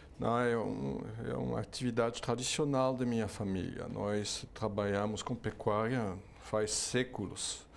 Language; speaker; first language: Portuguese; non-native, fluent; French